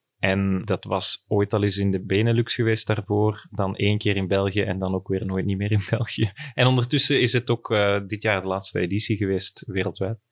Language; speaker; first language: Dutch; native; Dutch